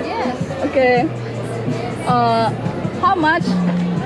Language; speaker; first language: English; non-native, learner; Indonesian